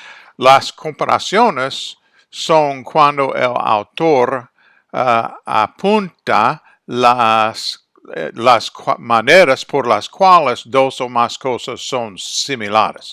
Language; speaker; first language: Spanish; non-native, fluent; English